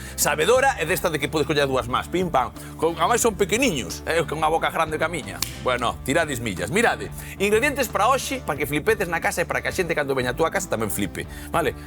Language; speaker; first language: Galician; native; Galician